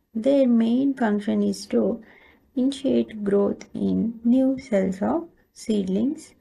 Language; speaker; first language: English; non-native, local second language; Kannada